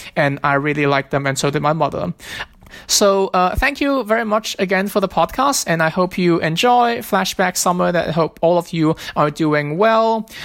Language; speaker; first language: English; non-native, local second language; Cantonese